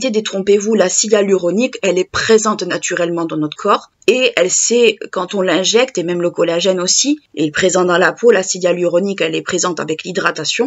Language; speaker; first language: French; native; French